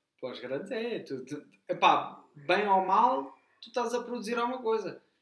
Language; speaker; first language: Portuguese; native; Portuguese